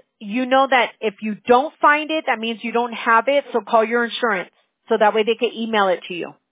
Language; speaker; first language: English; early bilingual, other home language; Spanish